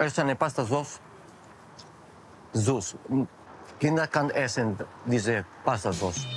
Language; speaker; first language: German; non-native, learner; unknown